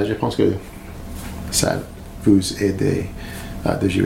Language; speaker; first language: French; non-native, learner; English